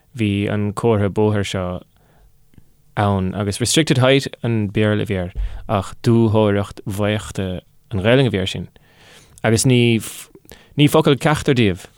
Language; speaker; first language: Irish; non-native, local second language; English